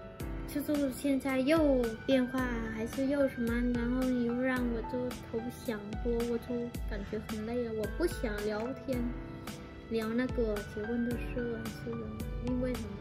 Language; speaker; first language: Chinese; non-native, fluent; Vietnamese